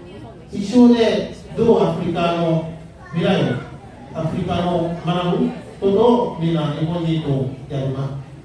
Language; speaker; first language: Japanese; non-native, learner; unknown